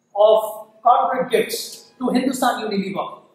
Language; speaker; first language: English; non-native, local second language; Kannada